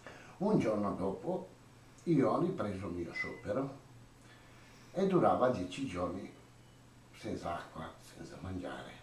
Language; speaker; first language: Italian; non-native, learner; Croatian